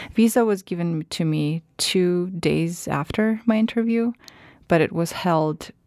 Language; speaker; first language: English; non-native, fluent; Russian